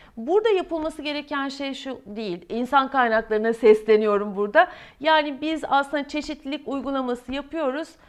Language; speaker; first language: Turkish; native; Turkish